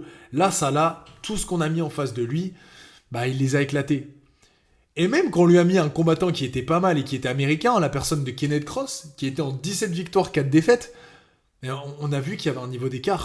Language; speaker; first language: French; native; French